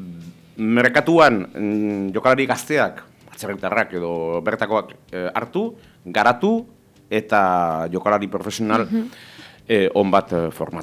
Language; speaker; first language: Basque; native; Basque